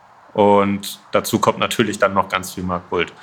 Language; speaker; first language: German; native; German